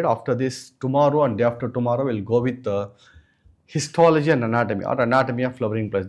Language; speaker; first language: English; non-native, local second language; Telugu